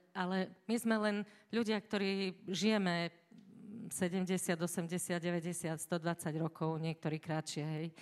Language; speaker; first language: Slovak; native; Slovak